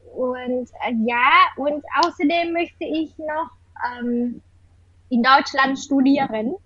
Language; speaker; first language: German; non-native, learner; Vietnamese